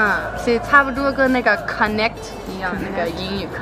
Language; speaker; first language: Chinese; non-native, fluent; Danish